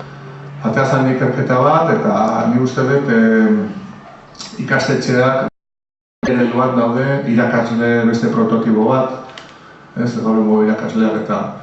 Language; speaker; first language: Basque; native; Basque